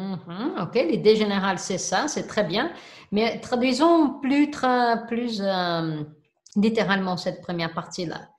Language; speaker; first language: French; non-native, fluent; Portuguese